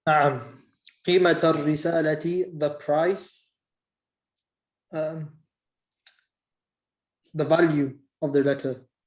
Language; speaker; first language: Arabic; non-native, fluent; English